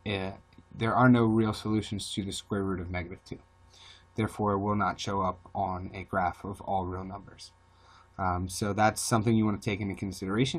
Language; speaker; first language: English; native; English